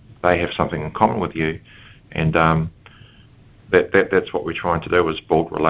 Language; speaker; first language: English; native; English